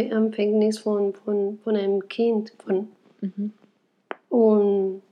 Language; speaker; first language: German; non-native, fluent; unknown